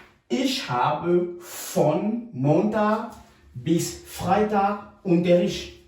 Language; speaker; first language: German; non-native, fluent; French